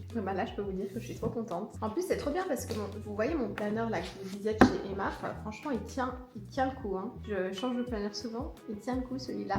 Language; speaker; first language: French; native; French